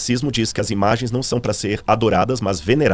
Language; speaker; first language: Portuguese; native; Portuguese